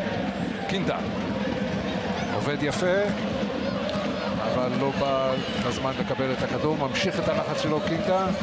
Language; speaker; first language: Hebrew; native; Hebrew